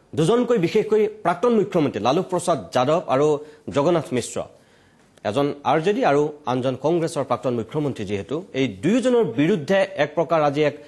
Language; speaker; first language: Assamese; native; Assamese